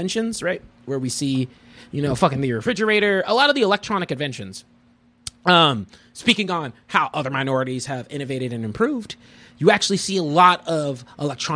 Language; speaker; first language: English; native; English